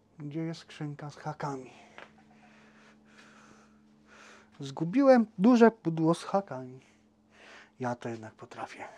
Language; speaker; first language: Polish; native; Polish